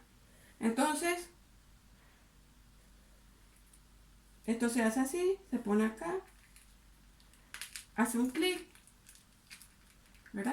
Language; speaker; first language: Spanish; native; Spanish